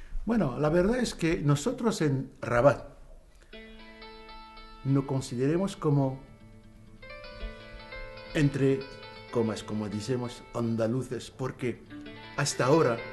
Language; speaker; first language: Spanish; non-native, fluent; Arabic